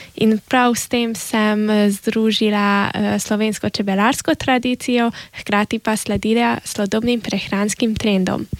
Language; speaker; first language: Slovenian; early bilingual, heritage; Slovenian